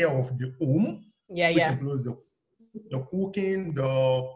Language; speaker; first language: English; non-native, local second language; Yoruba